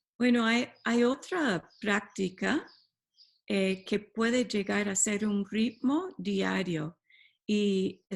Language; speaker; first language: Spanish; non-native, fluent; English